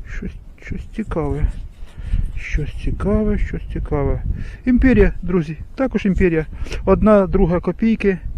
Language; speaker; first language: Ukrainian; non-native, local second language; Russian